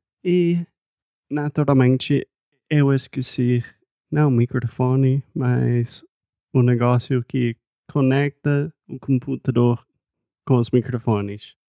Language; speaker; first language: Portuguese; non-native, fluent; English